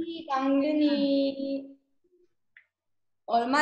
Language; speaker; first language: Korean; non-native, learner; Spanish